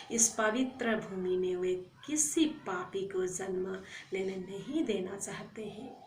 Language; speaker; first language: Hindi; non-native, local second language; Assamese